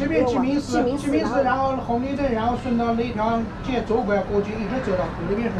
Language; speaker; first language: Chinese; native; Chinese